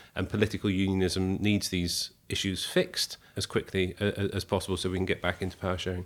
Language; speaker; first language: English; native; English